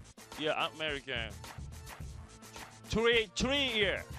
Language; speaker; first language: English; non-native, learner; Japanese